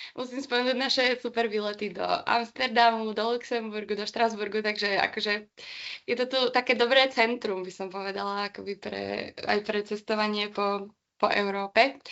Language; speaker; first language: Slovak; native; Slovak